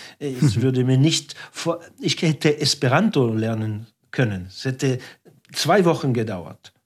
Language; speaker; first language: German; non-native, local second language; French